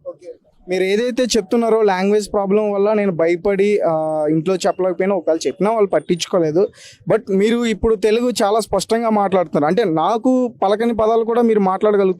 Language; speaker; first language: Telugu; native; Telugu